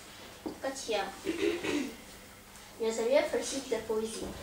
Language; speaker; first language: French; non-native, learner; Russian